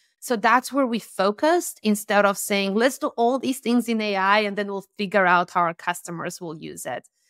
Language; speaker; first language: English; non-native, fluent; Romanian